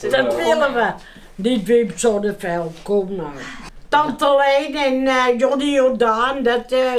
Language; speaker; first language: Dutch; native; Dutch